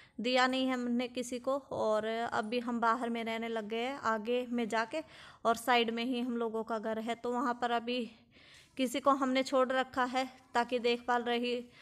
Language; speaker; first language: Hindi; native; Hindi